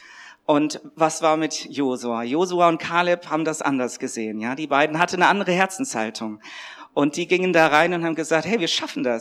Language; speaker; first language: German; native; German